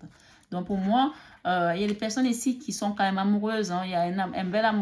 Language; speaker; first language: French; native; French